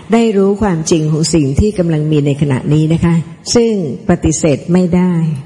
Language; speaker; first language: Thai; native; Thai